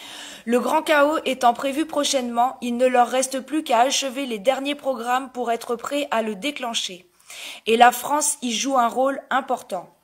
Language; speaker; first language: French; native; French